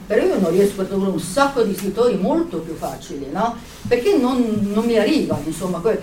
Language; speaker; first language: Italian; early bilingual, other home language; Serbian